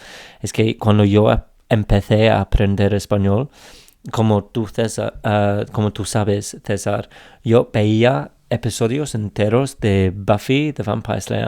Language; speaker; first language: Spanish; non-native, fluent; English